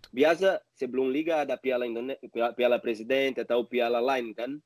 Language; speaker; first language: Malay; non-native, fluent; Portuguese